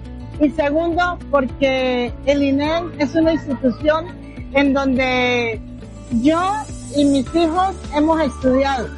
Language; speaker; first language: Spanish; native; Spanish